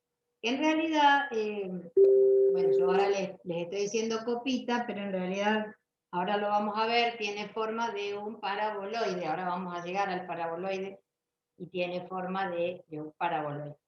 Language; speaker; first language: Spanish; native; Spanish